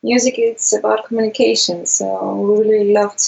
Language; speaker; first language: English; non-native, learner; Greek